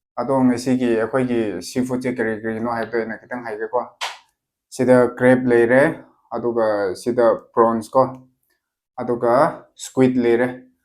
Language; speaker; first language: Manipuri; non-native, local second language; Tangkhul Naga (India)